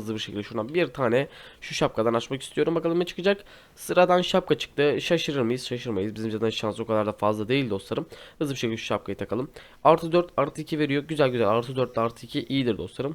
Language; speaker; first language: Turkish; native; Turkish